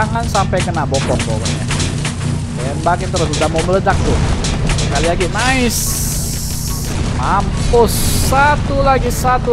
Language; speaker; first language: Indonesian; native; Indonesian